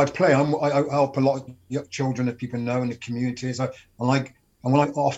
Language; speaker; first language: English; native; English